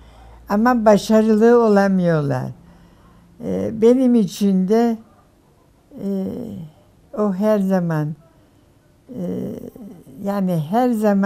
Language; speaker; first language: Turkish; non-native, fluent; German